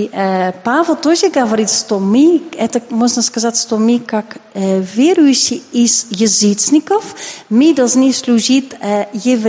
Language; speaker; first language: Russian; non-native, learner; Dutch